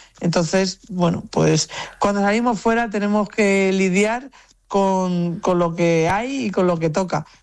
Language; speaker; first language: Spanish; native; Spanish